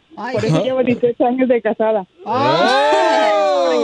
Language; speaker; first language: Spanish; native; Spanish